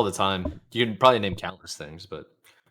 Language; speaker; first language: English; native; English